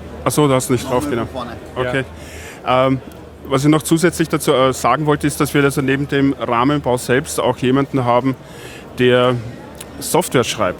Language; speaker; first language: German; native; German